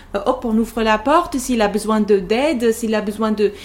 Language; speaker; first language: French; non-native, local second language; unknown